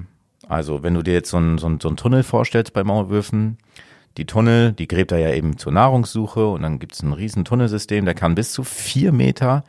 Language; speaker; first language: German; native; German